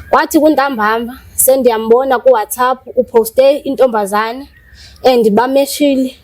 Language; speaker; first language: Zulu; non-native, local second language; Xhosa